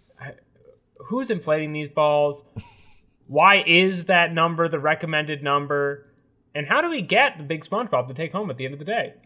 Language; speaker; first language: English; native; English